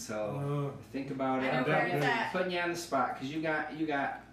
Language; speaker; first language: English; native; English